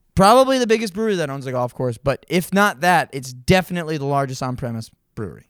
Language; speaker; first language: English; native; English